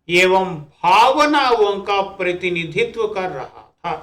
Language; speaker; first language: Hindi; non-native, local second language; Telugu